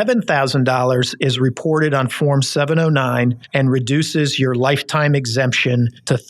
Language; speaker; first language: English; native; English